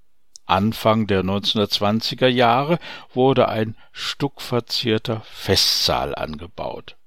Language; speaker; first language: German; native; German